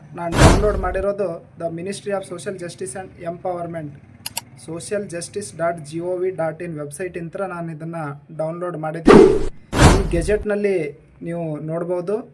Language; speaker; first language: Kannada; non-native, local second language; Lambadi